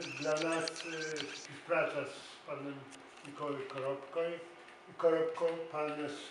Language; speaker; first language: Polish; non-native, learner; Ukrainian